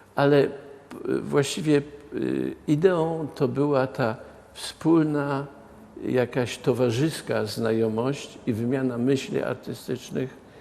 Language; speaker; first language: Polish; native; Polish